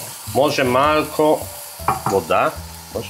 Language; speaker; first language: Bulgarian; non-native, learner; German